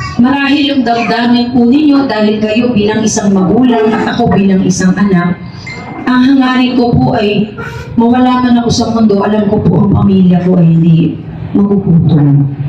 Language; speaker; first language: Filipino; native; Filipino